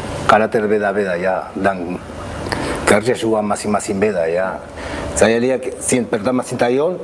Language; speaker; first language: Indonesian; non-native, local second language; Spanish